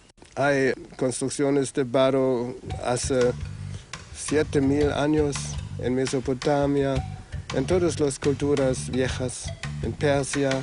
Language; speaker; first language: Spanish; non-native, fluent; German